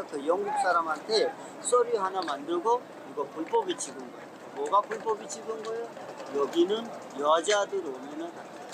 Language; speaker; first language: Korean; non-native, fluent; Hindi